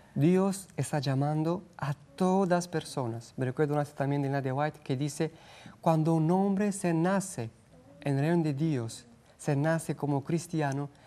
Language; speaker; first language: Spanish; non-native, fluent; Romanian